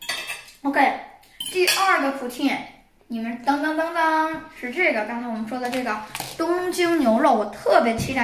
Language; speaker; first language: Chinese; early bilingual, heritage; Chinese